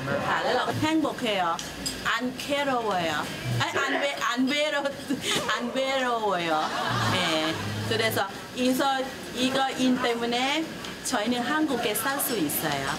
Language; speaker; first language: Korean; non-native, fluent; Thai